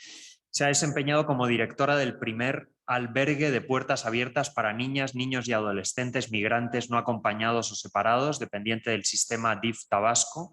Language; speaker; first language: Spanish; native; Spanish